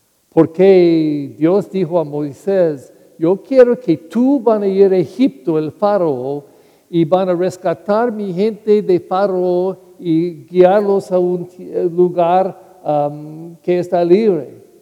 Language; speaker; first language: Spanish; non-native, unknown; English